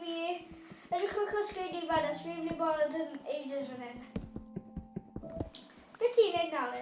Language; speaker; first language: Welsh; native; Welsh